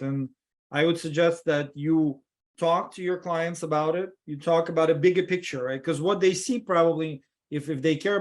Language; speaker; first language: English; non-native, fluent; Russian